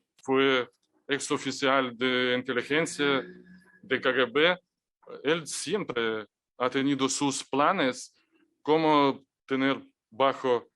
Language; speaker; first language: Spanish; non-native, fluent; Ukrainian